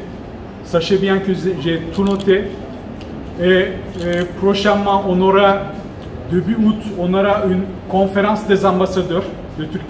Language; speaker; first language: French; non-native, local second language; Turkish